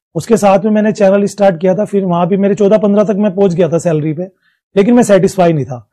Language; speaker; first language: Hindi; native; Hindi